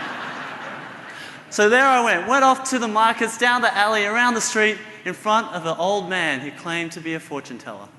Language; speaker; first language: English; native; English